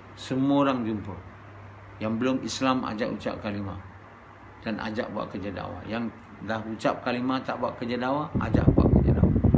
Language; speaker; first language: Malay; native; Malay